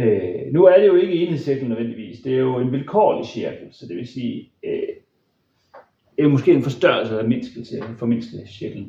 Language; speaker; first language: Danish; native; Danish